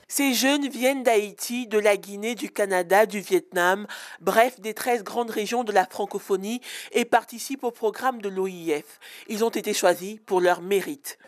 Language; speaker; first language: French; native; French